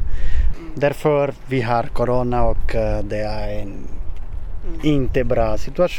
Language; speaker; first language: Swedish; non-native, learner; Portuguese